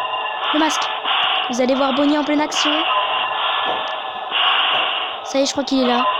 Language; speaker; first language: French; native; French